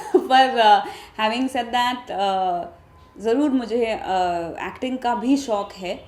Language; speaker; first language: Hindi; non-native, local second language; Marathi